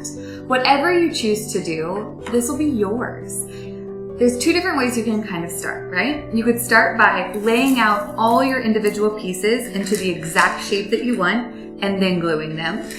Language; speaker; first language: English; native; English